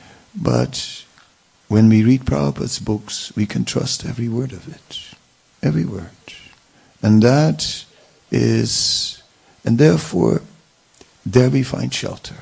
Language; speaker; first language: English; non-native, local second language; Dutch